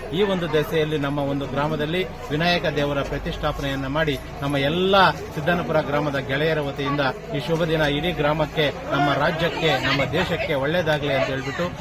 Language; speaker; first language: Kannada; native; Kannada